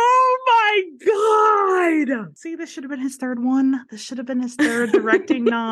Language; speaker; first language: English; native; English